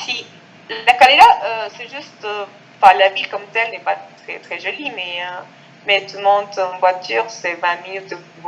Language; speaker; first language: French; non-native, fluent; Spanish